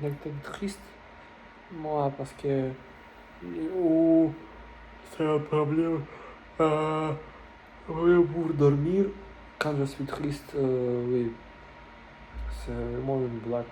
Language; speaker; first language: French; non-native, learner; Russian